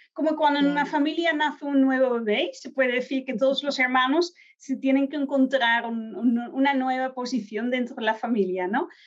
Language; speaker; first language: Spanish; non-native, fluent; Dutch